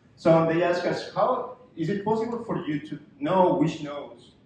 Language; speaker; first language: English; non-native, fluent; Spanish